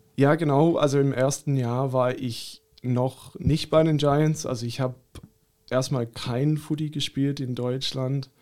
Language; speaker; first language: German; non-native, fluent; English